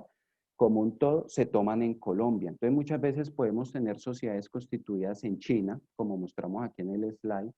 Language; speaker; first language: Spanish; native; Spanish